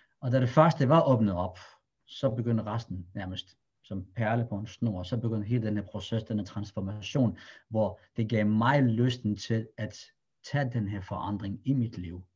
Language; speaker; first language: Danish; early bilingual, other home language; Arabic